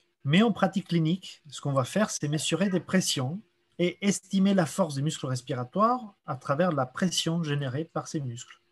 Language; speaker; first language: French; native; French